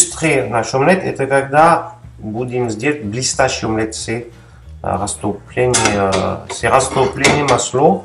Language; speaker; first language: Russian; non-native, learner; French